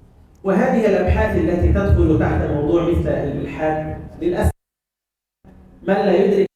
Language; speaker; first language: Arabic; native; Arabic